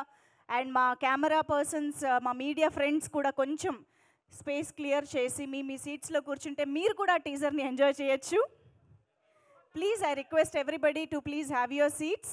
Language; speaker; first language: Telugu; native; Telugu